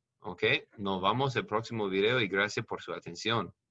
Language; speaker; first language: Spanish; non-native, learner; English